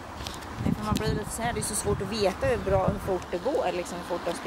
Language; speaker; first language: Swedish; native; Swedish